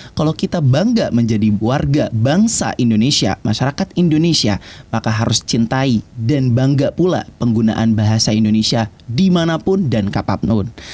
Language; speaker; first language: Indonesian; non-native, local second language; Javanese